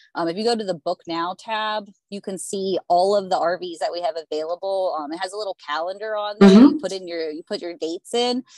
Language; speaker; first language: English; native; English